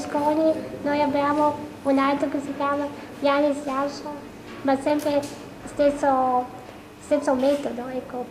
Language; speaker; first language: Italian; non-native, fluent; Slovenian